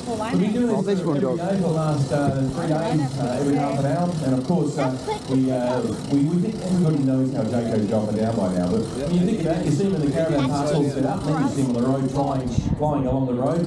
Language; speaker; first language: English; native; English